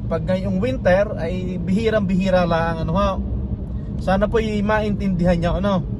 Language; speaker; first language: Filipino; native; Filipino